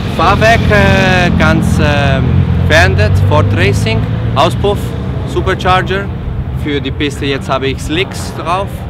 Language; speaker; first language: German; non-native, local second language; Italian